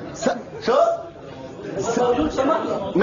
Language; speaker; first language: Arabic; native; Arabic